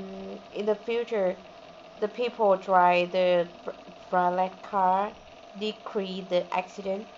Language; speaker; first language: English; non-native, learner; Vietnamese